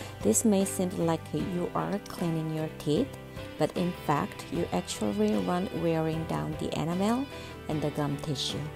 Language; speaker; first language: English; non-native, fluent; Korean